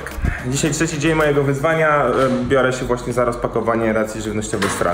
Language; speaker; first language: Polish; native; Polish